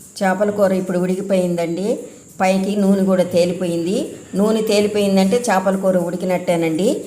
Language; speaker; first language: Telugu; native; Telugu